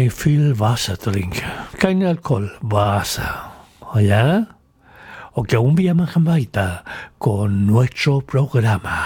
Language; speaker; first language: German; non-native, learner; Spanish